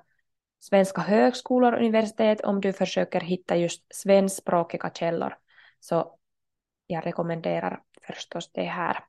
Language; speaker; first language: Swedish; non-native, local second language; Finnish